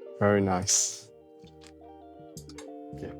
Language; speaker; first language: English; non-native, learner; Burmese